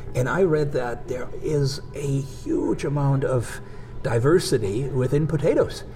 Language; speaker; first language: English; non-native, fluent; German